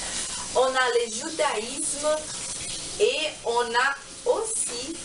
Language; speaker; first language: French; non-native, learner; Portuguese